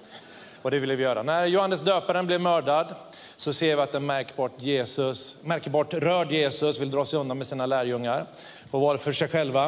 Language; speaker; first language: Swedish; native; Swedish